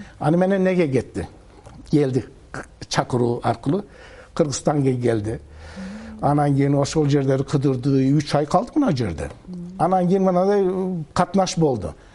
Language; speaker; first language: Kyrgyz; early bilingual, heritage; Kyrgyz